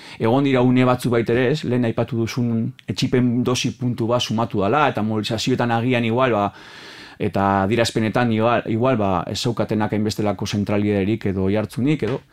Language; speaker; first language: Basque; native; Basque